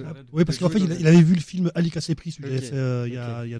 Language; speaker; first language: French; native; French